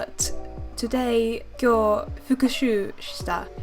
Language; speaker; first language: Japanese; non-native, learner; English